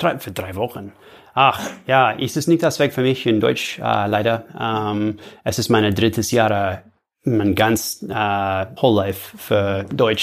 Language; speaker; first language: German; non-native, learner; English